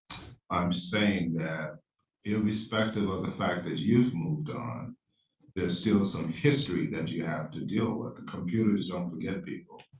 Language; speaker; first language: English; native; English